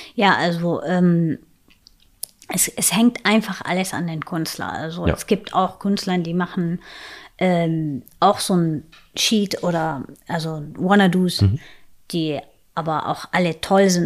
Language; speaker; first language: German; non-native, fluent; Arabic